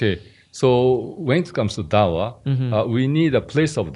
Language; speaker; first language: English; non-native, learner; Japanese